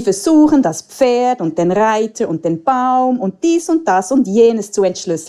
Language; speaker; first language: German; native; German